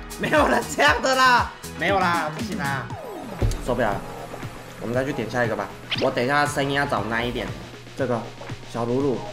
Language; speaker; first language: Chinese; native; Chinese